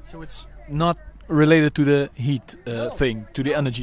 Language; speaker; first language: English; non-native, fluent; Dutch